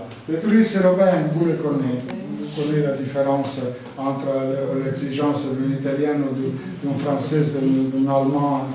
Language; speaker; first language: French; non-native, learner; Italian